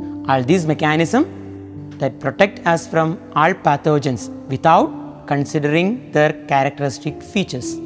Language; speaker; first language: English; non-native, local second language; Malayalam